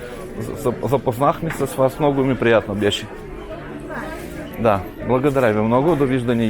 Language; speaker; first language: Bulgarian; early bilingual, heritage; Russian